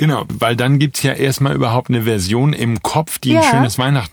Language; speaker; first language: German; native; German